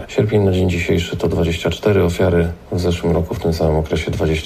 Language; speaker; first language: Polish; native; Polish